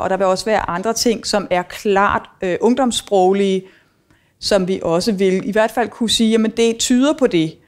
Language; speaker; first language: Danish; native; Danish